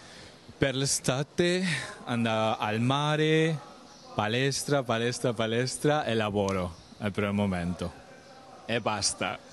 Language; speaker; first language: Italian; non-native, fluent; Spanish